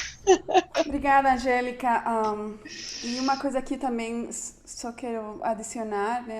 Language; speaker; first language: Portuguese; non-native, fluent; Spanish